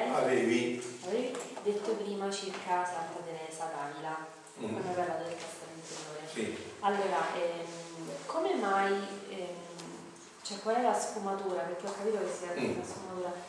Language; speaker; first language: Italian; native; Italian